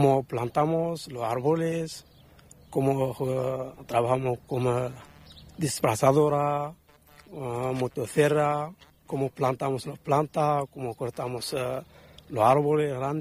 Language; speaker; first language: Spanish; non-native, learner; Arabic